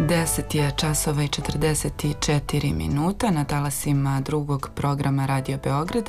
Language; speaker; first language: Serbian; native; Serbian